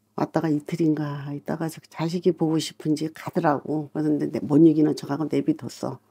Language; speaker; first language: Korean; native; Korean